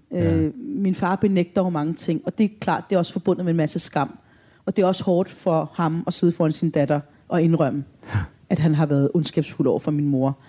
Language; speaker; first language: Danish; early bilingual, other home language; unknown